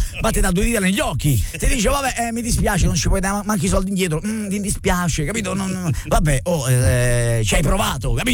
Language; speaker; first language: Italian; native; Italian